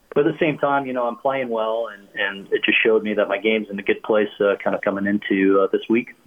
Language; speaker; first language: English; native; English